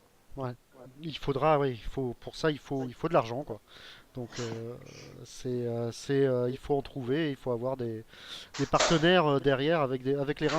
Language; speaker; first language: French; native; French